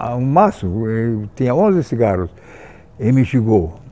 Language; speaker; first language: Portuguese; non-native, fluent; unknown